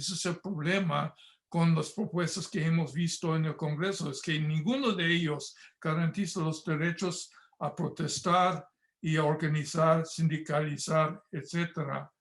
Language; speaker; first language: Spanish; non-native, fluent; English